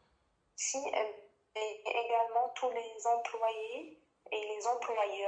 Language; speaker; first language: French; non-native, fluent; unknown